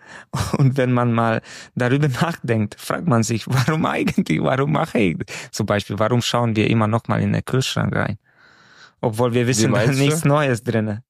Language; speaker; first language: German; non-native, fluent; Romanian